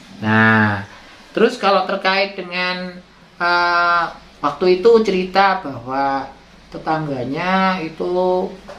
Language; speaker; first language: Indonesian; native; Indonesian